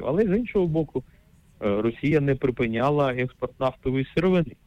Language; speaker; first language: Ukrainian; native; Ukrainian